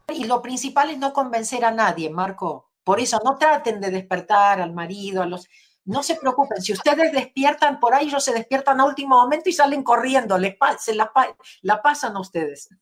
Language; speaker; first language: Spanish; native; Spanish